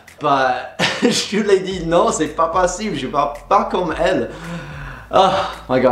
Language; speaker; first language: French; non-native, fluent; English